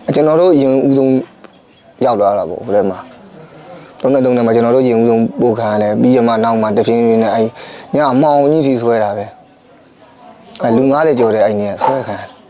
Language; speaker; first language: Burmese; native; Burmese